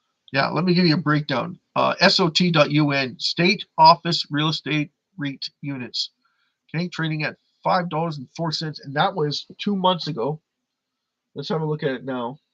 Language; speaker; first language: English; native; English